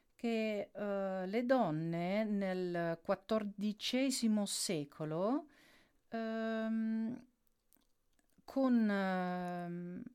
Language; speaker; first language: Italian; non-native, fluent; Dutch